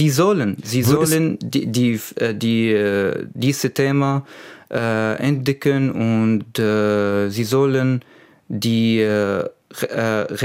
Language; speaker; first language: German; non-native, learner; Arabic